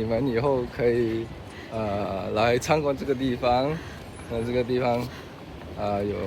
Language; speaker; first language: Chinese; non-native, learner; Hebrew